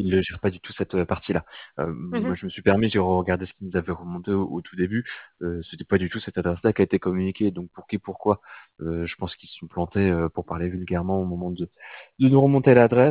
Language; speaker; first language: French; native; French